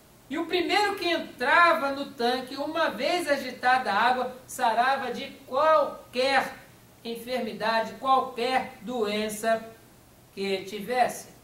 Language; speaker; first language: Portuguese; native; Portuguese